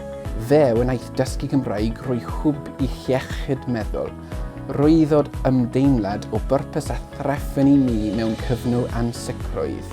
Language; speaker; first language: Welsh; non-native, learner; English